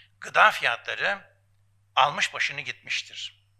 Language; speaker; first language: Turkish; native; Turkish